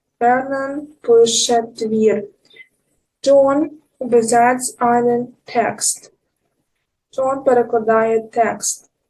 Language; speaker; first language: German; non-native, fluent; Ukrainian